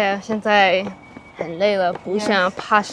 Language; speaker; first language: Chinese; non-native, learner; English